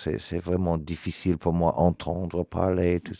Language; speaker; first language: French; non-native, learner; English